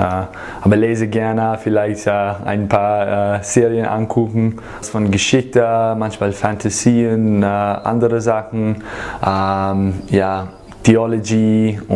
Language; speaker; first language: German; non-native, fluent; English